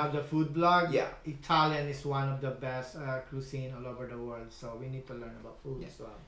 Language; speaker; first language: English; non-native, fluent; Filipino